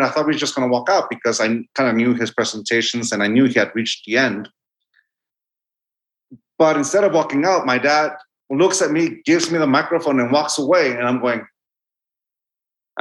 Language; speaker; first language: English; non-native, fluent; Spanish